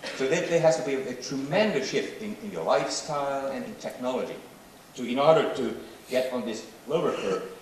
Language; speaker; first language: English; non-native, fluent; Swedish